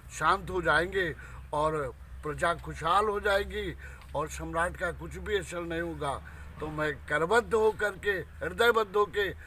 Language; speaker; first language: Hindi; native; Hindi